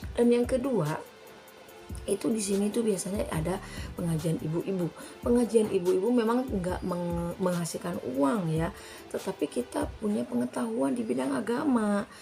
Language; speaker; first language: Indonesian; native; Indonesian